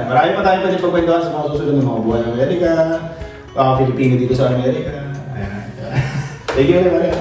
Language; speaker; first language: Filipino; native; Filipino